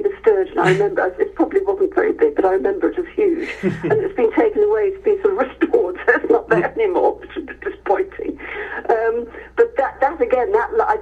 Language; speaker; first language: English; native; English